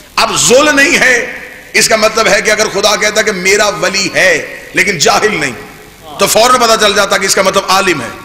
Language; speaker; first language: Urdu; native; Urdu